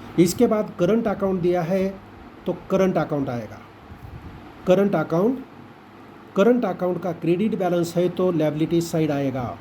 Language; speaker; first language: Hindi; non-native, local second language; Marathi